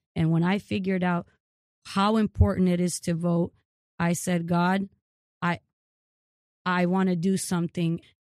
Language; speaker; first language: English; early bilingual, other home language; Ukrainian